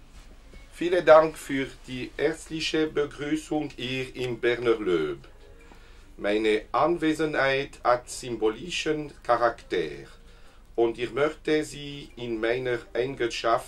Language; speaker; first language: German; non-native, learner; French